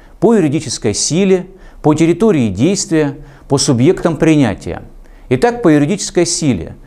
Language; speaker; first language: Russian; native; Russian